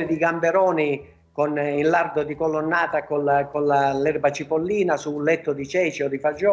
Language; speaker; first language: Italian; native; Italian